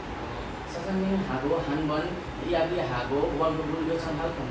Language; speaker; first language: Korean; non-native, learner; Nepali